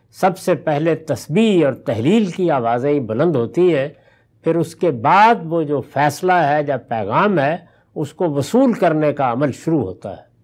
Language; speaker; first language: Urdu; non-native, local second language; Punjabi